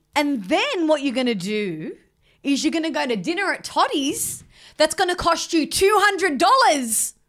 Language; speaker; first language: English; early bilingual, other home language; Italian